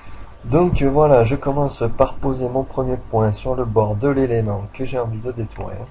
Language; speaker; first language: French; native; French